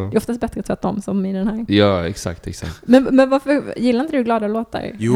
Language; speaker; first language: Swedish; native; Swedish